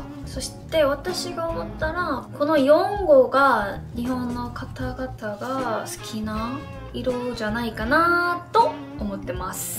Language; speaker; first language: Japanese; non-native, fluent; Korean